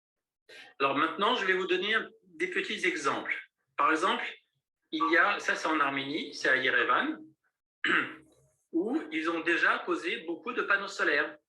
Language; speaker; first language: French; native; French